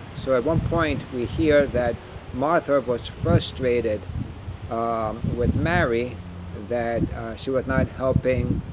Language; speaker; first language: English; early bilingual, other home language; Greek